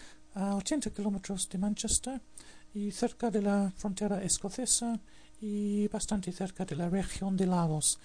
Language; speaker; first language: Spanish; non-native, fluent; English